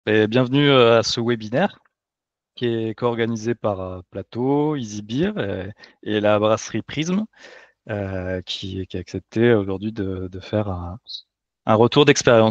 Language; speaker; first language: French; native; French